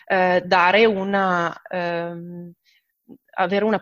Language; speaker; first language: Italian; native; Italian